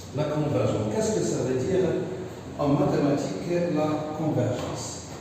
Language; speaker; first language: French; non-native, local second language; Arabic